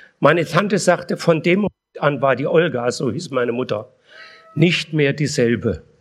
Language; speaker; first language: German; early bilingual, other home language; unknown